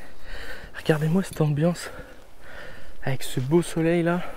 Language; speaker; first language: French; native; French